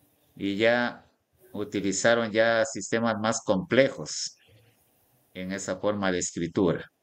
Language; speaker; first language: Spanish; native; Spanish